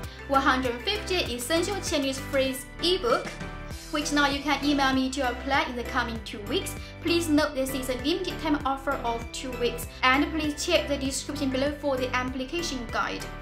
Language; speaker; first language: English; non-native, fluent; Chinese